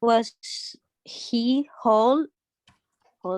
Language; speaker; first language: English; non-native, learner; Spanish